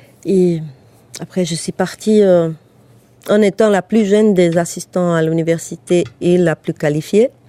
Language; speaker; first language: French; non-native, fluent; Portuguese